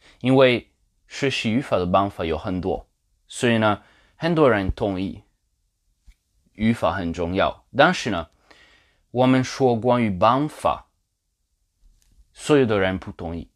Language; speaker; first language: Chinese; non-native, learner; Polish